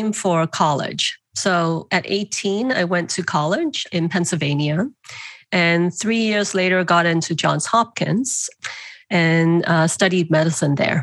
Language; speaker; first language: English; non-native, local second language; Cantonese